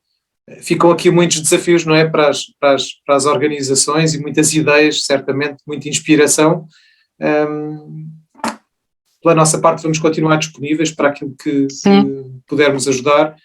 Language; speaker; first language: Portuguese; native; Portuguese